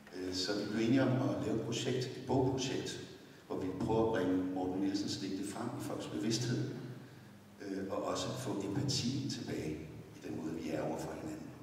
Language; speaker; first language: Danish; native; Danish